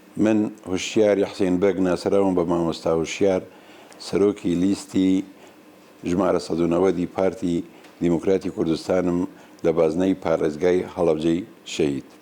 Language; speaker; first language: Central Kurdish; non-native, local second language; Gurani